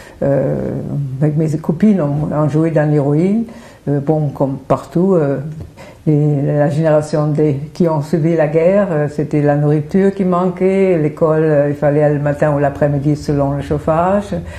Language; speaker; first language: French; non-native, fluent; German